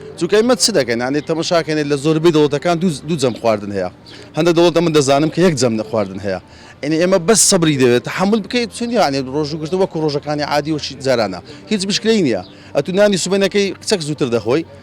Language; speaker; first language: Central Kurdish; native; Central Kurdish